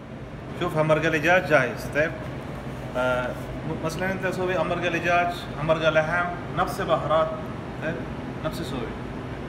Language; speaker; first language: Arabic; non-native, learner; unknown